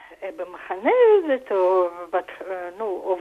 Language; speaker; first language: Hebrew; non-native, fluent; Russian